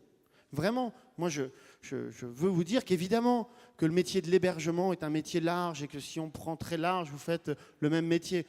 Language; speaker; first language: French; native; French